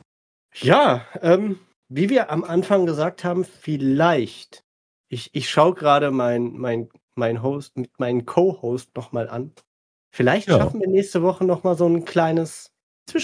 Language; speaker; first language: German; native; German